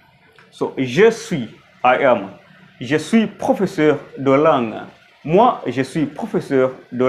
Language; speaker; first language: French; non-native, fluent; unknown